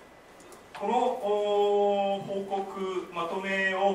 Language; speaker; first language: Japanese; native; Japanese